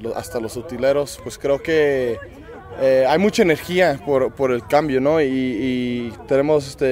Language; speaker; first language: Spanish; early bilingual, other home language; English